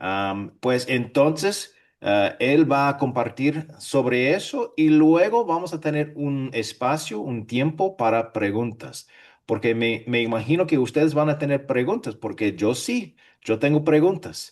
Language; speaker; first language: Spanish; non-native, fluent; English